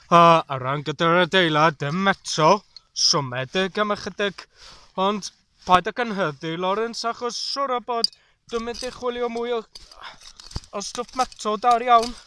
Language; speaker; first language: Welsh; non-native, learner; English